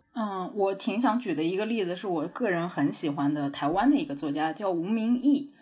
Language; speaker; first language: Chinese; native; Chinese